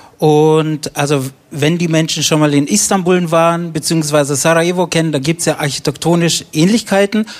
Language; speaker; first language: German; early bilingual, other home language; Romany